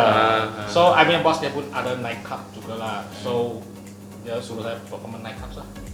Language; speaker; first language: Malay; non-native, local second language; Chinese